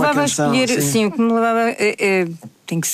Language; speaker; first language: Portuguese; native; Portuguese